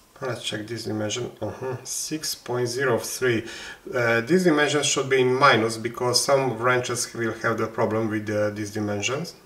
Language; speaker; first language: English; non-native, fluent; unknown